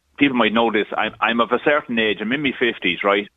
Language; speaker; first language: English; native; English